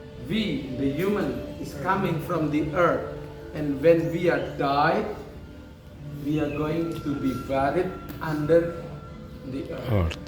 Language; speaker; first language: English; non-native, learner; Indonesian